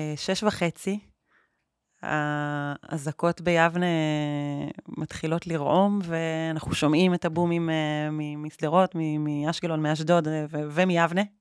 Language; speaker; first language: Hebrew; native; Hebrew